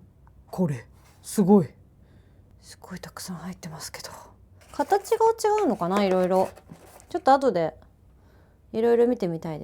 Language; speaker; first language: Japanese; native; Japanese